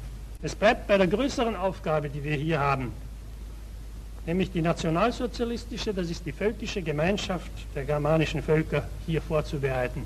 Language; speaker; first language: German; native; German